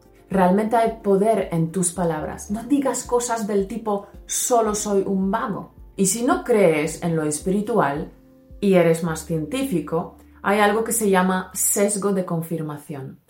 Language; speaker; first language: Spanish; non-native, fluent; Polish